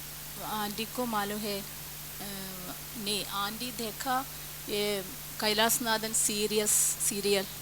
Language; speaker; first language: Hindi; non-native, local second language; Malayalam